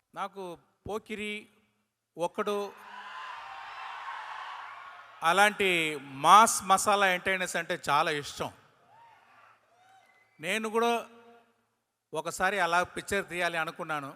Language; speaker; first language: Telugu; non-native, learner; Tamil